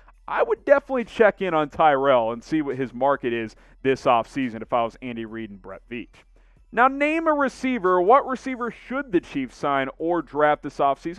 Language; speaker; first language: English; native; English